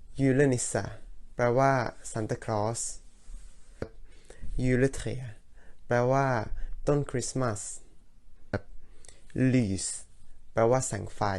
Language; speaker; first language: Thai; early bilingual, heritage; Thai